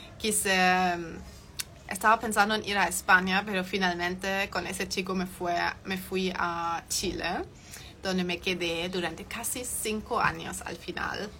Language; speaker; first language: Spanish; non-native, fluent; German